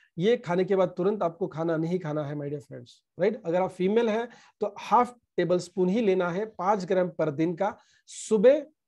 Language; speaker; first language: Hindi; non-native, local second language; Marathi